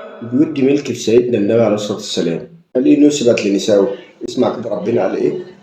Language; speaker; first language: Arabic; native; Arabic